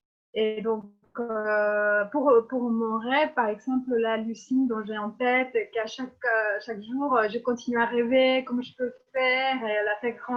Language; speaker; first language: French; non-native, fluent; Spanish